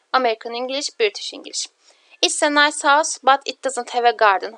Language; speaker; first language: English; non-native, fluent; Turkish